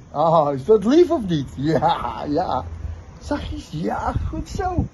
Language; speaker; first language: Dutch; native; Dutch